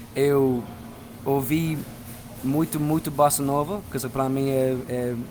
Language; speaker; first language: Portuguese; non-native, learner; English